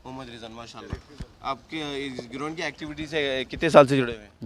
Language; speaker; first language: Hindi; non-native, local second language; Urdu